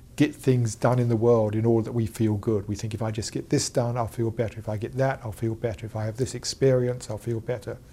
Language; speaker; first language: English; native; English